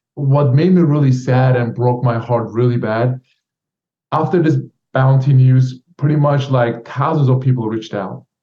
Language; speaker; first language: English; non-native, fluent; Turkish